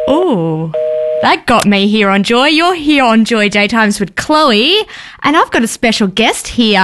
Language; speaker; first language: English; native; English